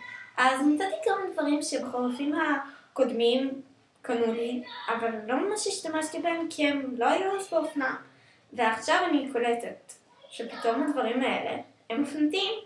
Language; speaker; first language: Hebrew; native; Hebrew